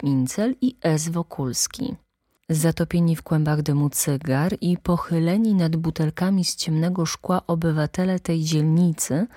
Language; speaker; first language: Polish; native; Polish